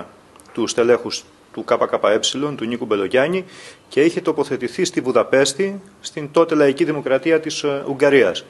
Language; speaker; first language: Greek; native; Greek